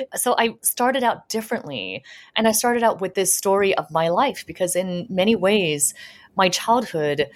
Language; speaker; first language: English; native; English